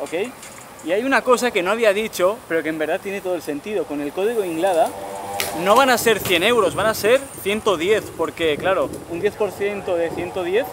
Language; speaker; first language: Spanish; native; Spanish